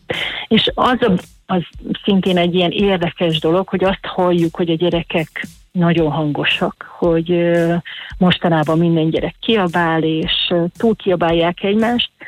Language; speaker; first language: Hungarian; native; Hungarian